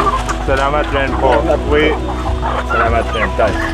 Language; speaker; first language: Filipino; non-native, learner; Arabic